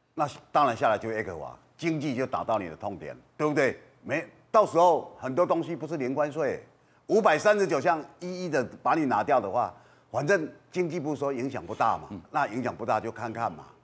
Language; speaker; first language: Chinese; native; Chinese